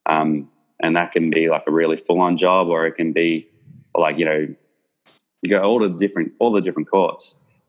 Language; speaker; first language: English; native; English